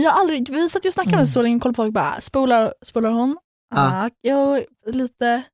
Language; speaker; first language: Swedish; native; Swedish